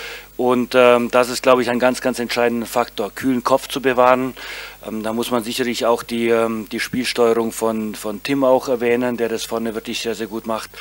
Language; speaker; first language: German; native; German